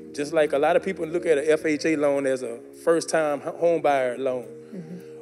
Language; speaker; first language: English; native; English